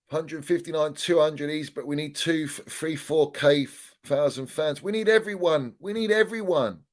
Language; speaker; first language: English; native; English